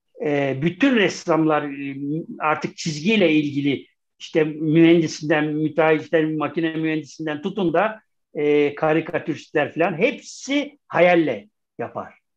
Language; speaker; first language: Turkish; native; Turkish